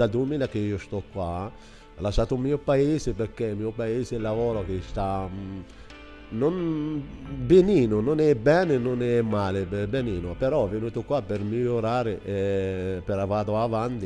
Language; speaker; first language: Italian; non-native, learner; Arabic